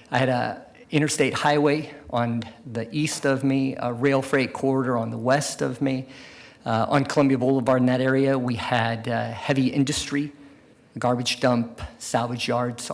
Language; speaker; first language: English; native; English